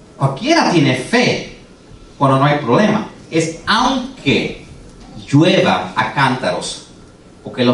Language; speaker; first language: Spanish; early bilingual, heritage; Spanish